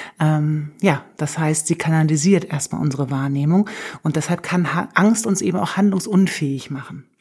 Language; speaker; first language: German; native; German